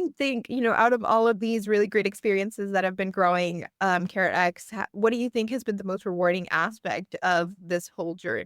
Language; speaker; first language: English; native; English